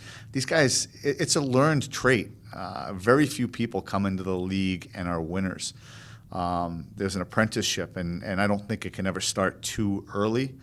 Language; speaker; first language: English; native; English